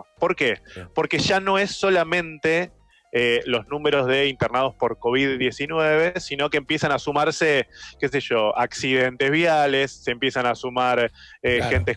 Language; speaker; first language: Spanish; native; Spanish